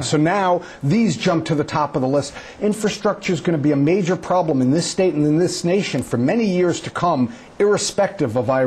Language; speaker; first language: English; native; English